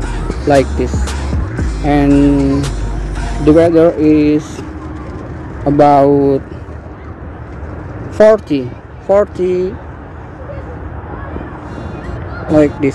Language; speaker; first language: English; non-native, learner; Indonesian